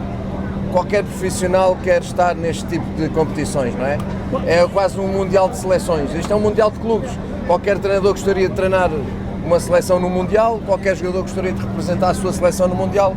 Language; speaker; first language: Portuguese; native; Portuguese